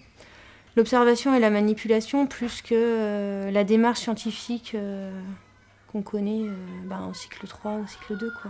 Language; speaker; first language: French; native; French